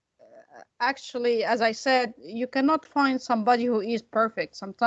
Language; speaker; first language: English; non-native, fluent; Arabic